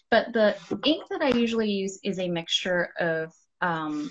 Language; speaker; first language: English; non-native, local second language; Cantonese